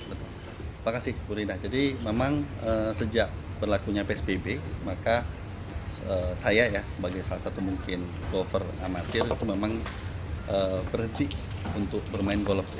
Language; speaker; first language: Indonesian; native; Indonesian